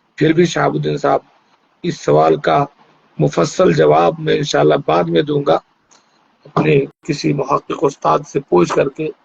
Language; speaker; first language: Urdu; native; Urdu